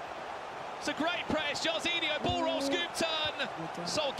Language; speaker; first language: English; native; English